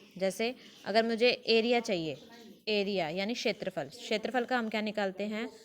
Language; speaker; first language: Hindi; native; Hindi